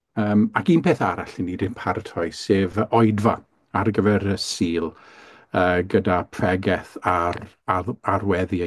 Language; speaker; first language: Welsh; native; Welsh